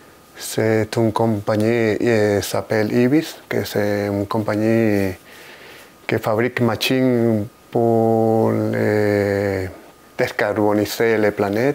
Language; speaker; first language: French; non-native, learner; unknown